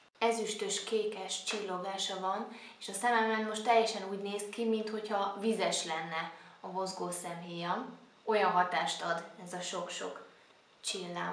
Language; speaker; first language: Hungarian; native; Hungarian